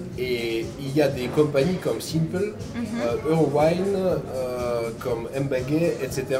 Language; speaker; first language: French; non-native, fluent; Russian